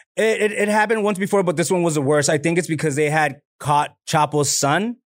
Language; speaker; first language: English; native; English